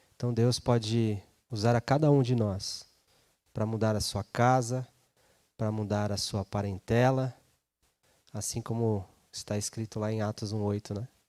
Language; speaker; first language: Portuguese; native; Portuguese